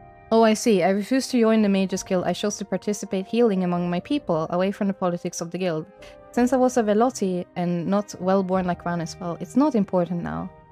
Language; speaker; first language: English; non-native, fluent; Swedish